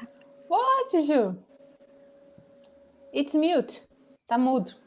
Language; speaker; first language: English; non-native, fluent; Portuguese